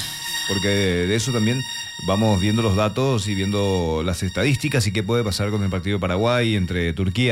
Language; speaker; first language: Spanish; native; Spanish